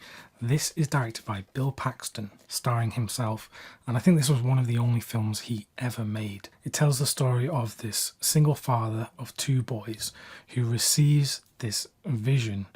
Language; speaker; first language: English; native; English